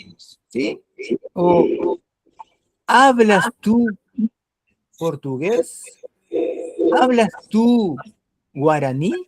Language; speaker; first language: Spanish; non-native, fluent; Portuguese